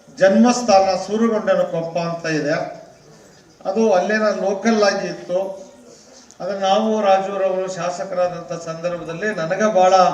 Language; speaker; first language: Kannada; non-native, local second language; Lambadi